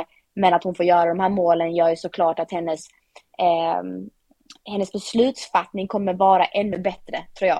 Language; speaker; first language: Swedish; native; Swedish